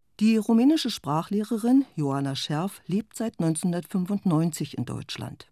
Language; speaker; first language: German; native; German